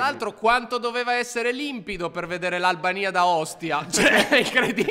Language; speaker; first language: Italian; native; Italian